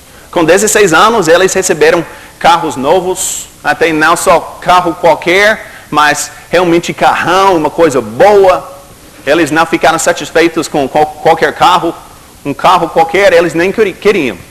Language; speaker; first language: Portuguese; non-native, fluent; English